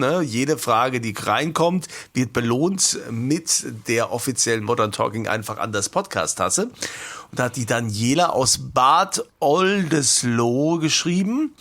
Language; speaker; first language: German; native; German